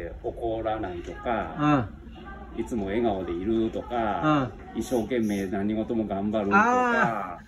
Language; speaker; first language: Japanese; native; Japanese